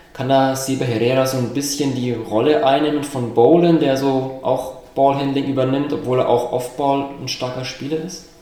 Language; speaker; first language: German; native; German